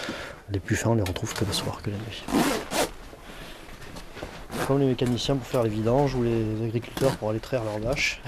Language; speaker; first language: French; native; French